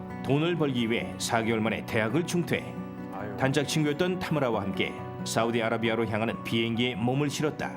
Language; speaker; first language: Korean; native; Korean